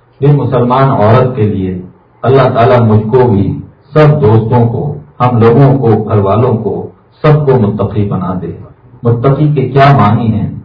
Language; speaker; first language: Urdu; native; Urdu